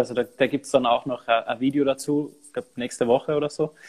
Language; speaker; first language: German; native; German